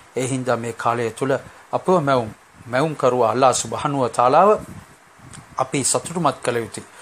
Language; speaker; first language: Sinhala; non-native, local second language; Tamil